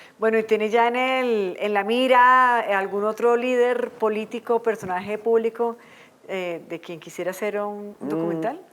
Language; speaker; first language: Spanish; native; Spanish